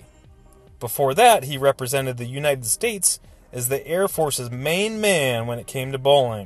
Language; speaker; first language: English; native; English